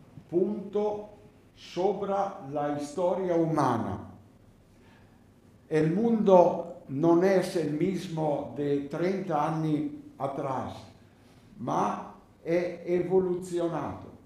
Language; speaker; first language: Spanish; non-native, learner; Italian